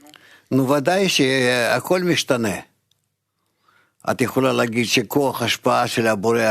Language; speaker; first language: Hebrew; non-native, fluent; Russian